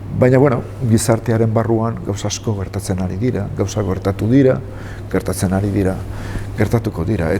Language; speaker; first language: Basque; native; Basque